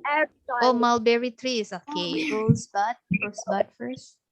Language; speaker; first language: English; non-native, fluent; Indonesian